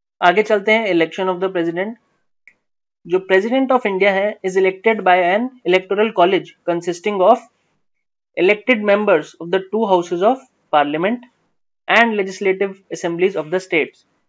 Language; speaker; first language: English; non-native, local second language; Hindi